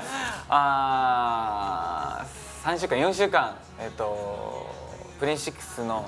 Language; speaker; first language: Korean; non-native, fluent; Japanese